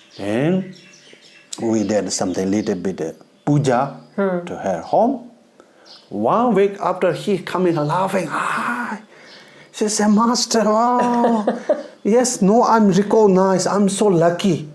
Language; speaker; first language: English; non-native, learner; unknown